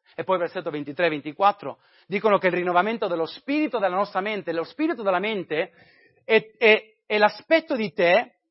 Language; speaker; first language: Italian; non-native, fluent; English